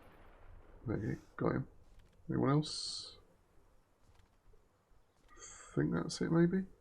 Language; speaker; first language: English; native; English